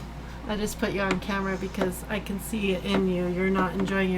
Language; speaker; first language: English; native; English